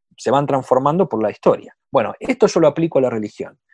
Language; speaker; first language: Spanish; native; Spanish